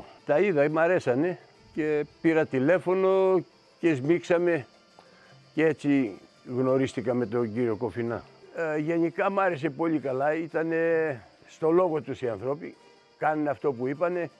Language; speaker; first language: Greek; early bilingual, other home language; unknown